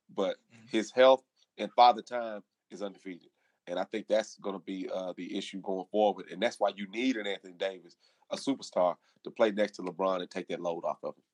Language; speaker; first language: English; native; English